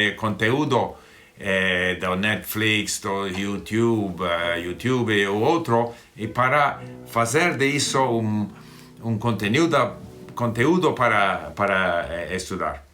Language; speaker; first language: Portuguese; non-native, fluent; English